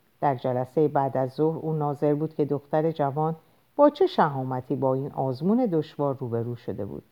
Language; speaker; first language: Persian; native; Persian